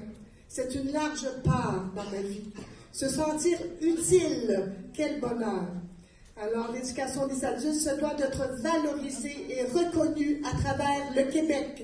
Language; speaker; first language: French; native; French